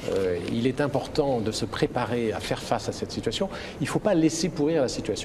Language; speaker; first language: French; native; French